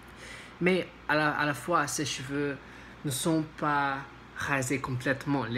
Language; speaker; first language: French; non-native, learner; English